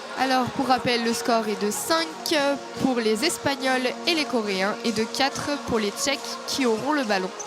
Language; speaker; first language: French; native; French